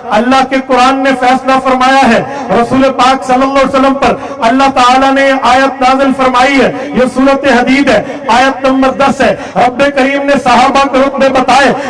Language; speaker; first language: Urdu; non-native, local second language; Saraiki